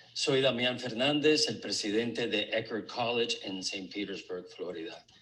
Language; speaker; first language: Spanish; early bilingual, other home language; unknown